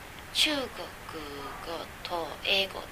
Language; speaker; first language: Japanese; non-native, learner; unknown